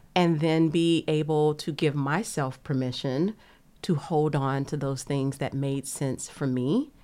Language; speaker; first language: English; native; English